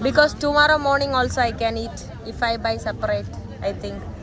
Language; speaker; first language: English; non-native, local second language; Malayalam